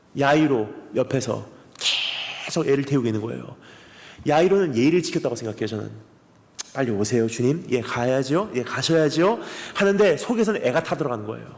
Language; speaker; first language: Korean; early bilingual, heritage; Korean